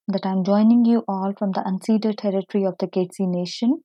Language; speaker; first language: English; non-native, local second language; Punjabi